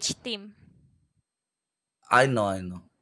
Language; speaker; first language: English; non-native, learner; Indonesian